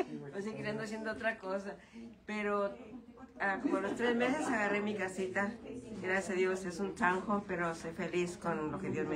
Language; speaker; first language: Spanish; native; Spanish